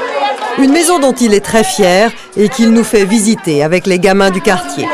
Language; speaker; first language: French; native; French